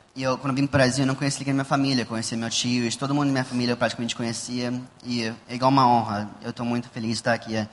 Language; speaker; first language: Portuguese; early bilingual, heritage; Portuguese